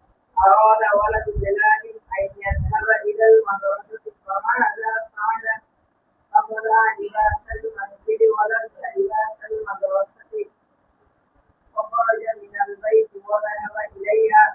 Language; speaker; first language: Arabic; non-native, learner; Bangla